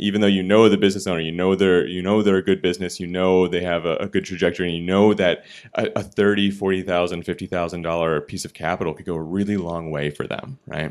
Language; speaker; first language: English; native; English